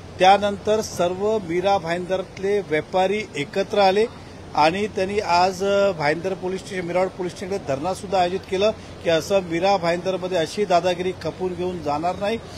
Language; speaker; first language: Marathi; non-native, local second language; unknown